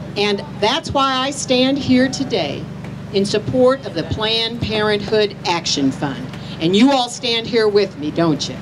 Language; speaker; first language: English; native; English